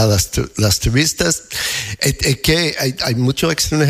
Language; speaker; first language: Spanish; non-native, learner; English